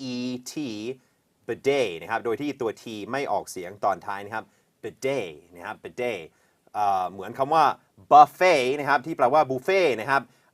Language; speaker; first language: Thai; non-native, fluent; English